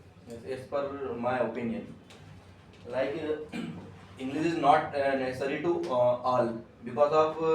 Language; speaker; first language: English; non-native, learner; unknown